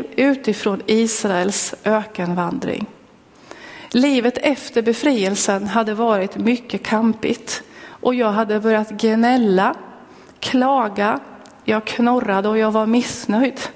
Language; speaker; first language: Swedish; native; Swedish